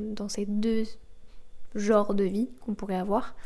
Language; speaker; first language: French; native; French